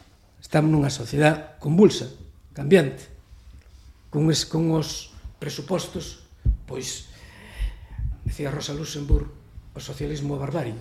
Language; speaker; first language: Galician; native; Galician